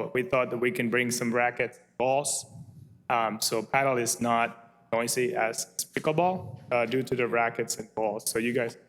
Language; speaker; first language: English; non-native, fluent; Finnish